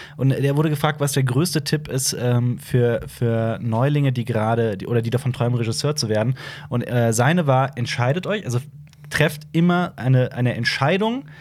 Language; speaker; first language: German; early bilingual, other home language; Turkish